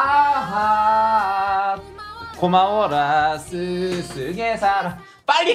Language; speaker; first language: Korean; native; Korean